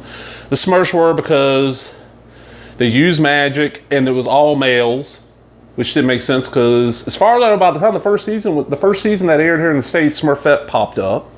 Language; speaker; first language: English; native; English